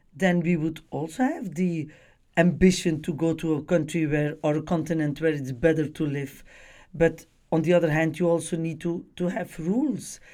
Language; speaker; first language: English; non-native, fluent; Dutch